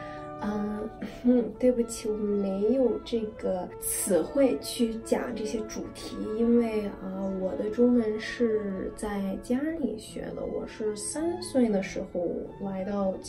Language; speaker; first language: Chinese; early bilingual, heritage; Chinese